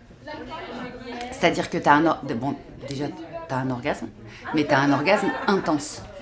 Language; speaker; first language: French; native; French